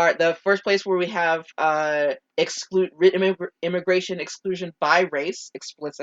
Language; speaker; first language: English; native; English